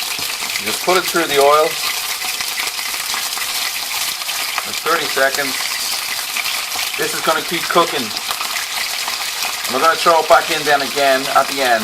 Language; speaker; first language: English; native; English